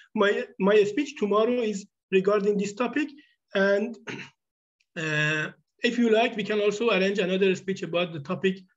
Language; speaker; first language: English; non-native, fluent; Persian